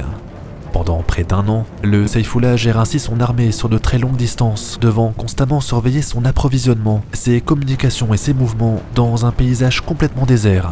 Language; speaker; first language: French; native; French